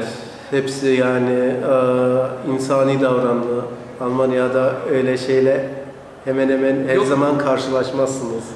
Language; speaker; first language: Turkish; early bilingual, heritage; Turkish